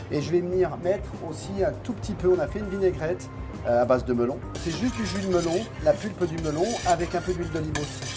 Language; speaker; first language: French; native; French